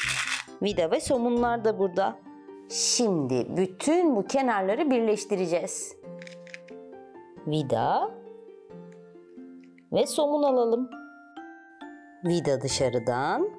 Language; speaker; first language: Turkish; native; Turkish